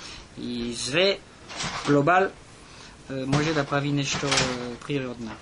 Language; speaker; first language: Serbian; non-native, learner; French